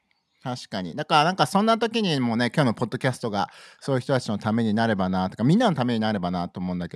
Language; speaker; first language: Japanese; native; Japanese